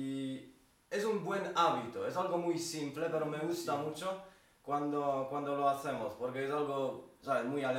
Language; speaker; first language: Spanish; non-native, fluent; Polish